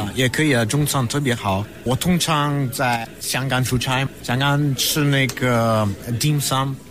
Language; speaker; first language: Chinese; non-native, fluent; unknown